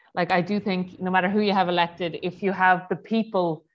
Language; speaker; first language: English; native; English